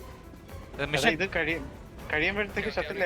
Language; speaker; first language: Malayalam; native; Malayalam